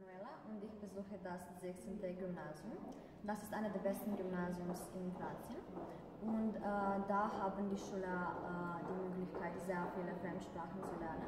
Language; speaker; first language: German; non-native, fluent; Croatian